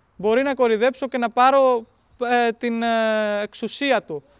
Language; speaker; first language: Greek; non-native, fluent; Urdu